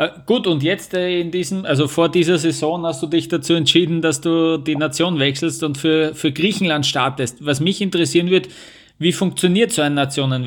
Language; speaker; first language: German; native; German